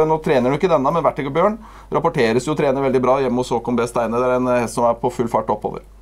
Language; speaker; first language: Norwegian; native; Norwegian